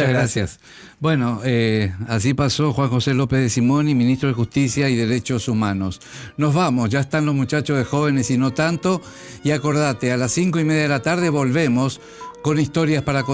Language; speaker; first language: Spanish; native; Spanish